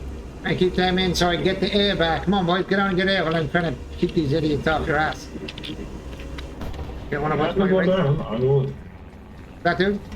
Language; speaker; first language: English; native; English